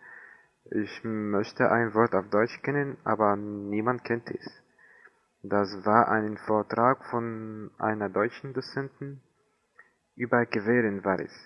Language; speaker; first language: German; non-native, learner; Arabic